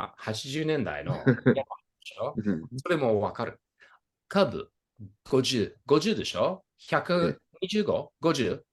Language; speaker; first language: Japanese; non-native, fluent; English